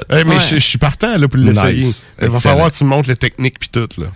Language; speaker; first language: French; native; French